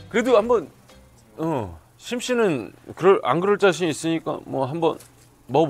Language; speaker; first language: Korean; native; Korean